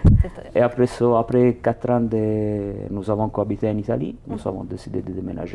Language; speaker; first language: French; non-native, learner; Italian